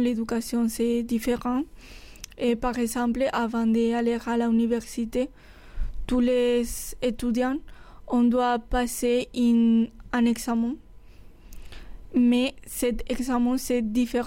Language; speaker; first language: French; non-native, fluent; Spanish